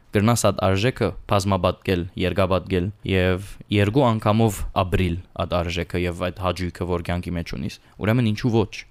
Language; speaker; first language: Armenian; early bilingual, heritage; Armenian